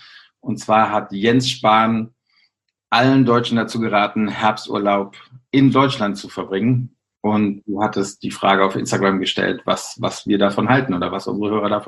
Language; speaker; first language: German; native; German